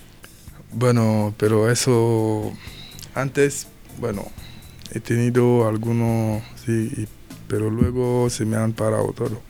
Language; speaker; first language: Spanish; non-native, learner; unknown